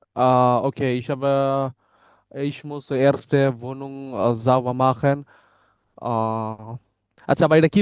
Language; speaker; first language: German; non-native, learner; Bangla